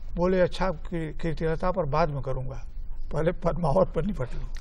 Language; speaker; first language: Hindi; native; Hindi